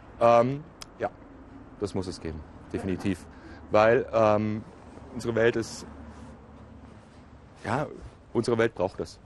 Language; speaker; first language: German; native; German